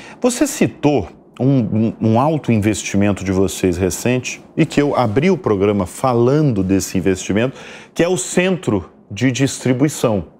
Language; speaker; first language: Portuguese; native; Portuguese